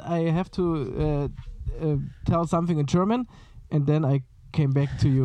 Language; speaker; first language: English; non-native, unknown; German